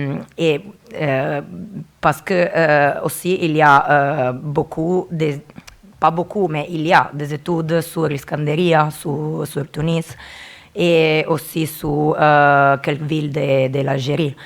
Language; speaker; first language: French; non-native, learner; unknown